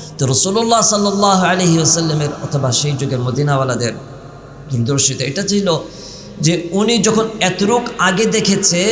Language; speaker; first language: Bangla; early bilingual, heritage; Bangla